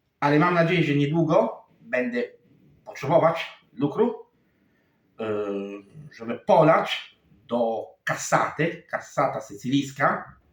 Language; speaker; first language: Polish; non-native, fluent; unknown